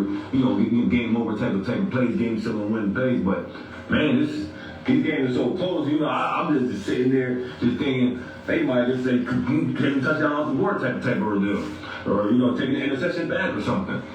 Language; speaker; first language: English; native; English